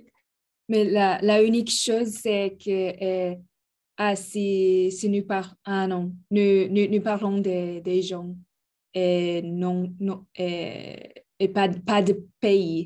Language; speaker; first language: French; non-native, learner; Spanish